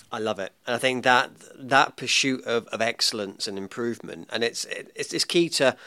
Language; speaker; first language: English; native; English